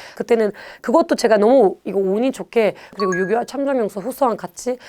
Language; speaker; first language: Korean; non-native, fluent; German